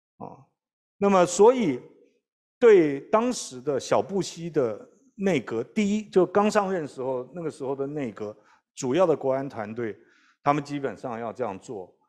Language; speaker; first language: Chinese; native; Chinese